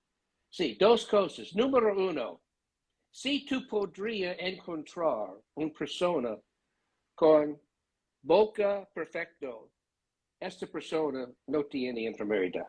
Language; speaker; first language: Spanish; non-native, learner; English